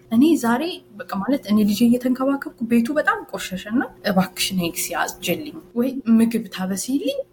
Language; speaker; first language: Amharic; native; Amharic